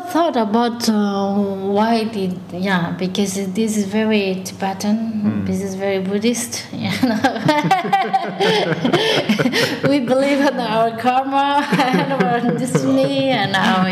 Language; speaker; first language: English; early bilingual, other home language; Tibetan